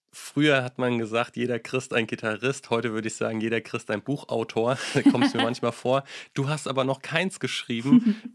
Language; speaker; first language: German; native; German